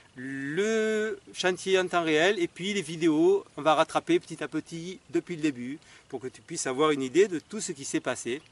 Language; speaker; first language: French; native; French